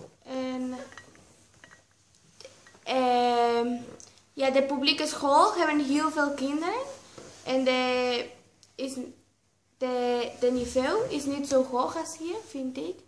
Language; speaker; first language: Dutch; non-native, learner; Spanish